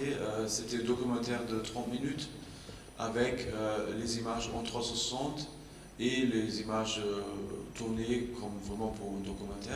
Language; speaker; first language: French; non-native, fluent; German